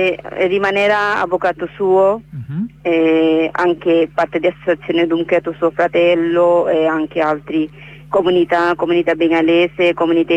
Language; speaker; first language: Italian; non-native, learner; Bangla